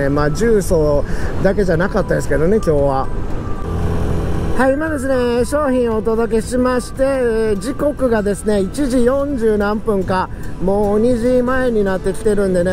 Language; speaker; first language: Japanese; native; Japanese